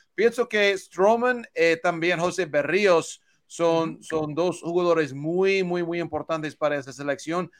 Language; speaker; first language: Spanish; non-native, learner; English